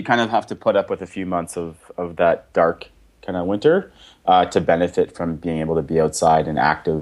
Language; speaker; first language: English; native; English